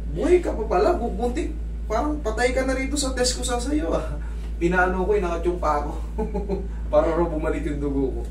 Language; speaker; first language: Filipino; native; Filipino